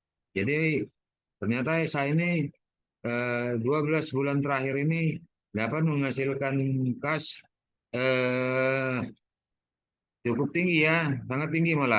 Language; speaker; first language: Indonesian; native; Indonesian